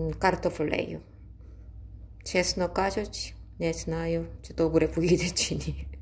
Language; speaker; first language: Ukrainian; non-native, learner; Korean